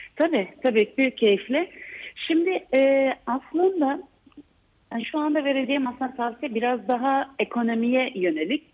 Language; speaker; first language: Turkish; native; Turkish